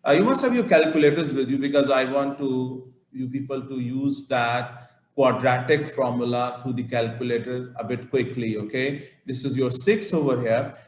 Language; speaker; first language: English; non-native, local second language; Urdu